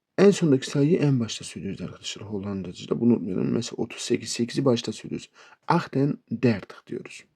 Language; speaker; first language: Turkish; native; Turkish